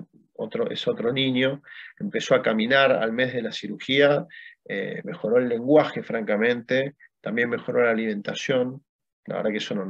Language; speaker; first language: Spanish; native; Spanish